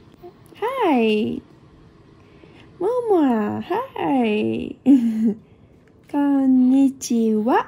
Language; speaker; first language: Japanese; native; Japanese